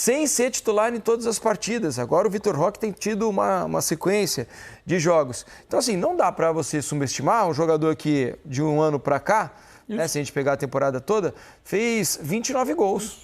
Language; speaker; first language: Portuguese; native; Portuguese